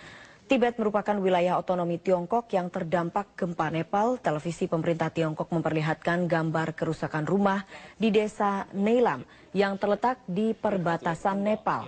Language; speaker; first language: Indonesian; native; Indonesian